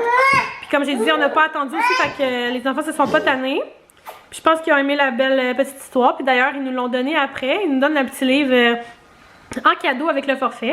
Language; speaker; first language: French; native; French